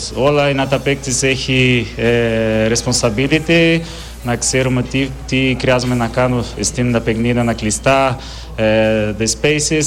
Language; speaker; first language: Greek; non-native, learner; Portuguese